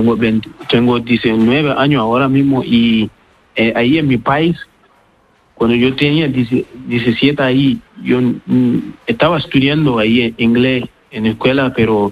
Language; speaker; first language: Spanish; non-native, learner; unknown